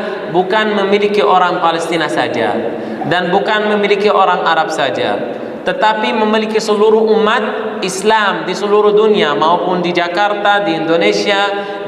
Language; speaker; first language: Indonesian; non-native, fluent; Arabic